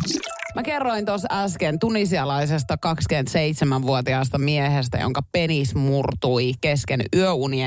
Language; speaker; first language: Finnish; native; Finnish